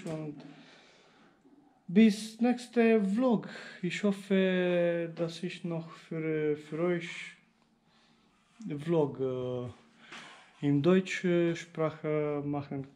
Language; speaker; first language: German; non-native, learner; Romanian